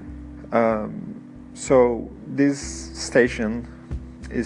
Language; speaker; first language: English; non-native, fluent; Turkish